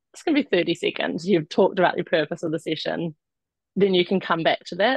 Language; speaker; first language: English; native; English